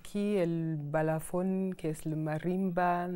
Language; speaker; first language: Spanish; non-native, fluent; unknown